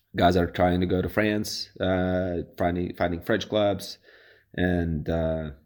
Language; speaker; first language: English; non-native, fluent; Latvian